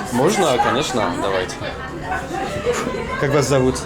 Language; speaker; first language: Russian; non-native, learner; French